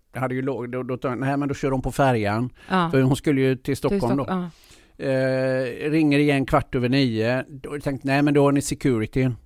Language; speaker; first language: Swedish; native; Swedish